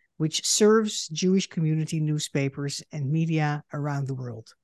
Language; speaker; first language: English; non-native, fluent; Dutch